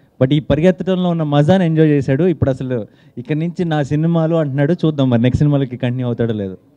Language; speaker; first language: Telugu; native; Telugu